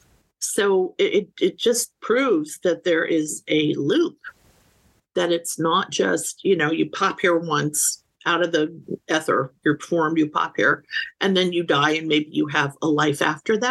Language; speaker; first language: English; native; English